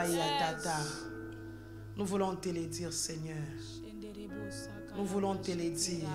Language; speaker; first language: French; non-native, local second language; Lingala